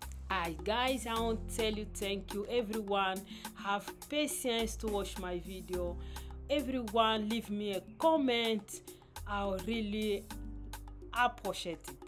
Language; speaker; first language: English; non-native, learner; Lingala